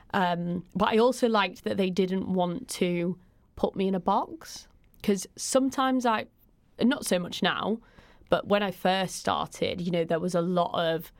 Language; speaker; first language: English; native; English